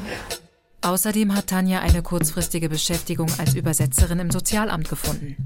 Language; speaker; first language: German; native; German